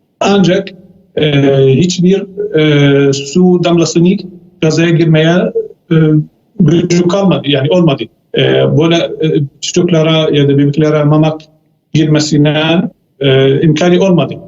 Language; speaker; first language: Turkish; non-native, fluent; Arabic